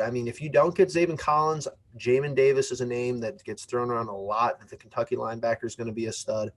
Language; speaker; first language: English; native; English